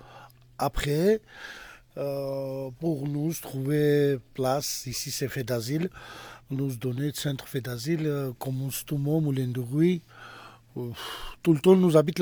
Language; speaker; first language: French; non-native, learner; Georgian